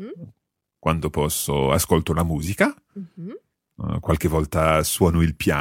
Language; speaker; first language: Italian; non-native, fluent; English